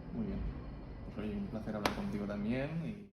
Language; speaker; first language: Spanish; native; Spanish